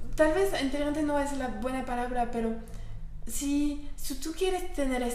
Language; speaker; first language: Spanish; non-native, fluent; French